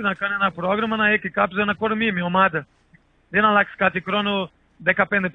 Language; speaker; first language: Greek; non-native, learner; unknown